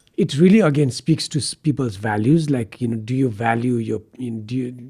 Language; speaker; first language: English; non-native, local second language; Nepali